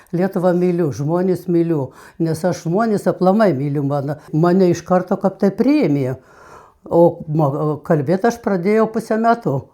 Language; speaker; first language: Lithuanian; non-native, fluent; Russian